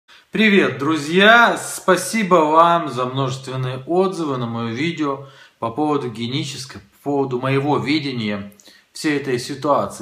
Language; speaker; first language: Russian; native; Russian